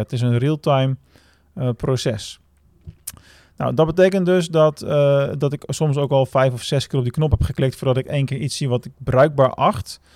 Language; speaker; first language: Dutch; native; Dutch